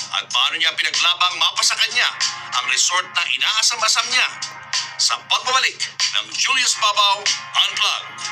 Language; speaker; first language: Filipino; native; Filipino